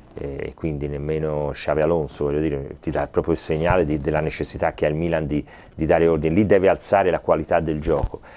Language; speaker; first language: Italian; native; Italian